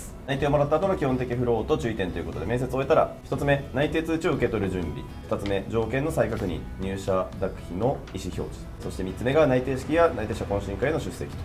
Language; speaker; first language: Japanese; native; Japanese